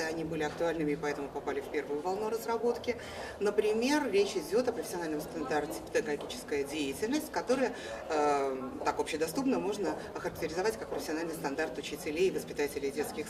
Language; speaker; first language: Russian; native; Russian